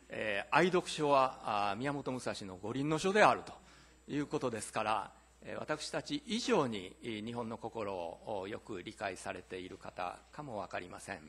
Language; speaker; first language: Japanese; native; Japanese